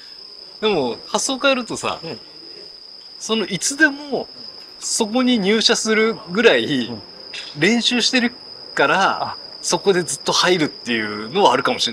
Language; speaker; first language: Japanese; native; Japanese